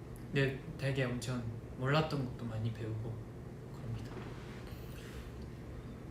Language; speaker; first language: Korean; non-native, fluent; Japanese